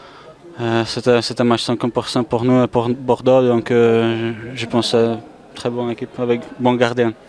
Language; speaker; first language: French; non-native, learner; Czech